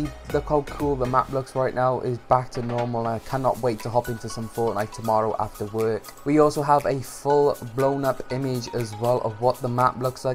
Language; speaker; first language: English; native; English